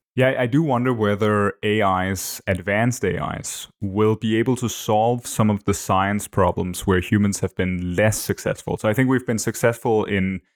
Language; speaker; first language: English; non-native, fluent; Danish